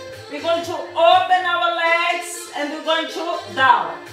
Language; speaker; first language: English; non-native, fluent; Portuguese